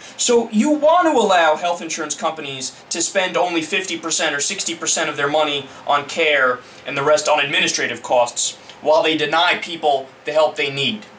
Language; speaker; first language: English; native; English